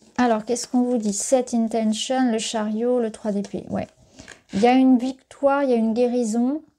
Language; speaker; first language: French; native; French